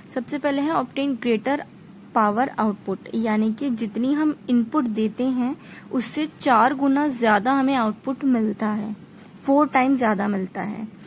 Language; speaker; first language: Hindi; native; Hindi